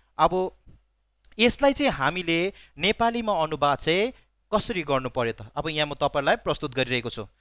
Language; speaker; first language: Nepali; native; Nepali